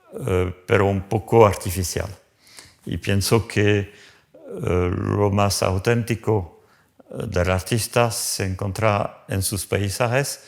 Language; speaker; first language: Spanish; non-native, fluent; French